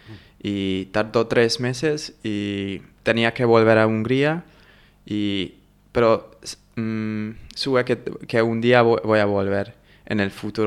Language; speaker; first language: Spanish; non-native, fluent; Hungarian